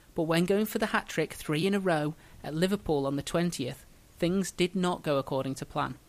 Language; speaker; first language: English; native; English